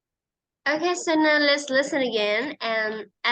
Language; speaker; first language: English; non-native, fluent; Vietnamese